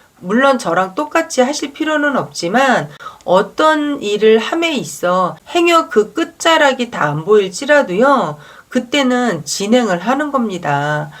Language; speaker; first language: Korean; native; Korean